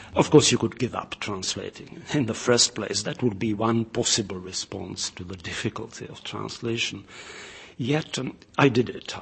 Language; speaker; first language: English; non-native, fluent; Czech